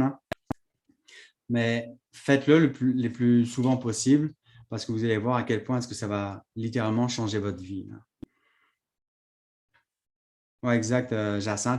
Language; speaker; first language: French; native; French